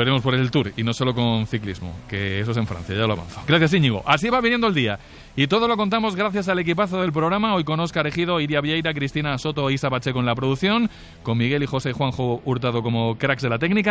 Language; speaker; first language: Spanish; native; Spanish